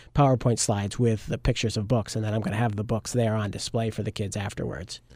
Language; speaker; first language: English; native; English